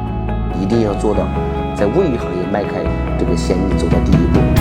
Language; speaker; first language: Chinese; native; Chinese